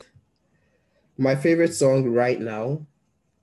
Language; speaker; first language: English; non-native, local second language; Yoruba